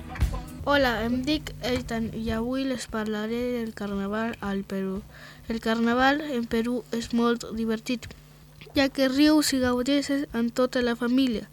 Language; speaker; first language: Catalan; early bilingual, other home language; Spanish